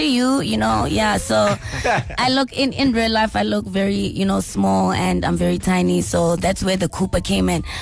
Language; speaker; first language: English; non-native, local second language; Tswana